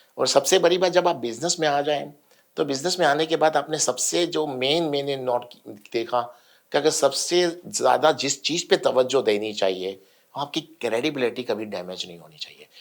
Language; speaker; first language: Urdu; native; Urdu